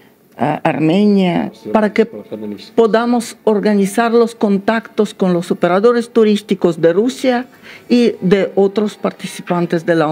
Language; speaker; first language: Spanish; non-native, fluent; Russian